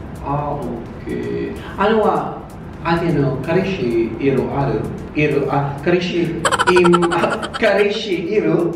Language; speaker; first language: Japanese; non-native, learner; Filipino